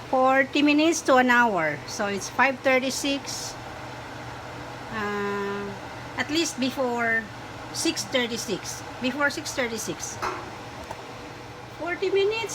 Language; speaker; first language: English; non-native, local second language; Filipino